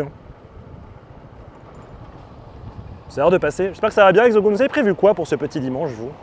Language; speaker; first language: French; native; French